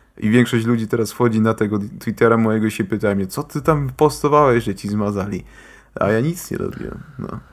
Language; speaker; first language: Polish; early bilingual, heritage; Polish